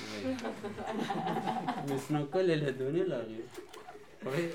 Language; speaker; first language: French; non-native, learner; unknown